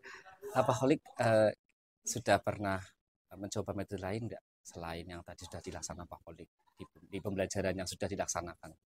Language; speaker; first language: Indonesian; native; Indonesian